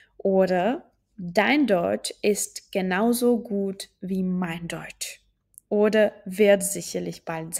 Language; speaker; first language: German; non-native, fluent; Czech